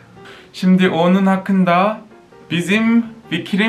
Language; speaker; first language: Turkish; non-native, fluent; Korean